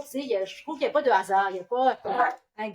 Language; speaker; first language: French; native; French